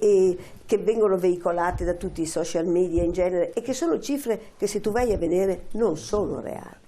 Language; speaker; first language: Italian; native; Italian